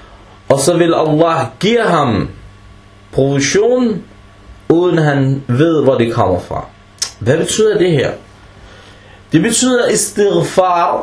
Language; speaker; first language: Danish; early bilingual, other home language; Arabic